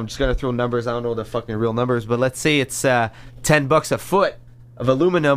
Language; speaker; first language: English; non-native, fluent; French